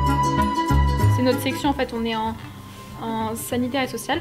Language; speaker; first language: French; native; French